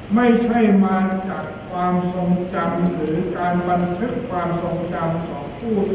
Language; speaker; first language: Thai; native; Thai